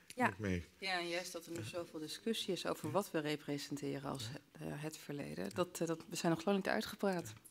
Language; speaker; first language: Dutch; native; Dutch